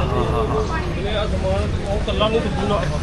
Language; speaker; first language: Thai; non-native, fluent; Urdu